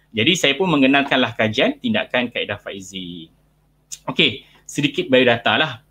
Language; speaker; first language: Malay; native; Malay